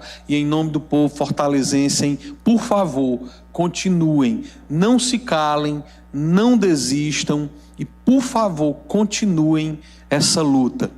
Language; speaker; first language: Portuguese; native; Portuguese